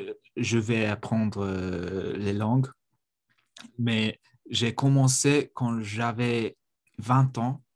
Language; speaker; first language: French; non-native, fluent; Mongolian